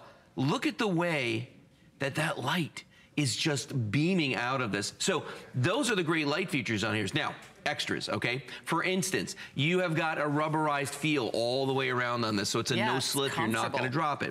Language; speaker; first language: English; native; English